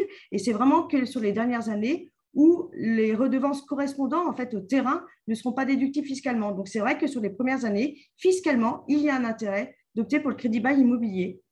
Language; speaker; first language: French; native; French